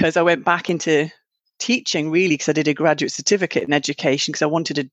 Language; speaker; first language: English; native; English